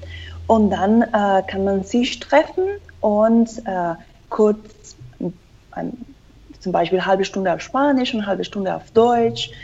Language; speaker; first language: German; non-native, fluent; Spanish